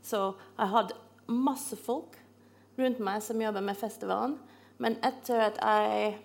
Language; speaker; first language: Norwegian; non-native, fluent; English